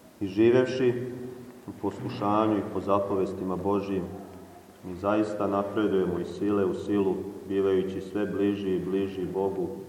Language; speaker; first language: Serbian; native; Serbian